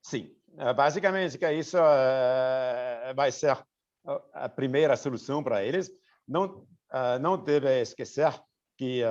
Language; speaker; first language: Portuguese; non-native, fluent; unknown